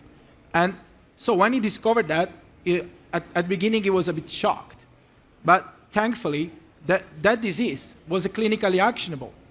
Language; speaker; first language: English; non-native, fluent; Italian